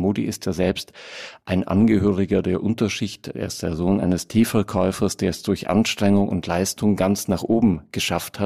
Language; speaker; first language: German; native; German